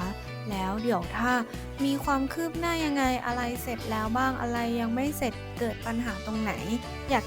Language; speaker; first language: Thai; native; Thai